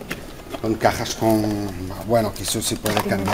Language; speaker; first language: Spanish; non-native, learner; Portuguese